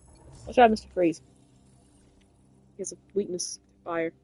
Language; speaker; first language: English; native; English